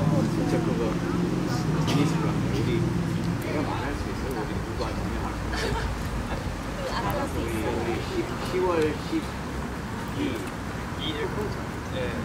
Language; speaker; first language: Korean; early bilingual, heritage; English